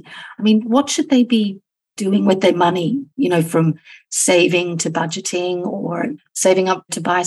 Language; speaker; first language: English; native; English